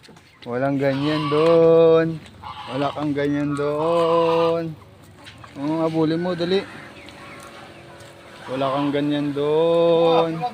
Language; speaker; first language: Filipino; non-native, local second language; Cebuano